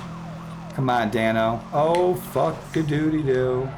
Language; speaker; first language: English; native; English